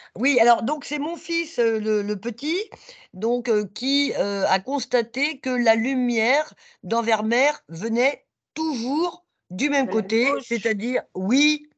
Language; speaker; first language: French; native; French